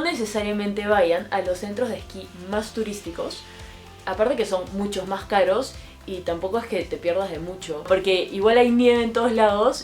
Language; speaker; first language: Spanish; native; Spanish